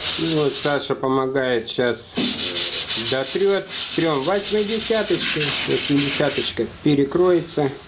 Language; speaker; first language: Russian; native; Russian